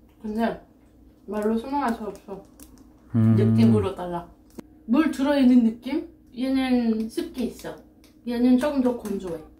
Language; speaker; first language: Korean; non-native, fluent; French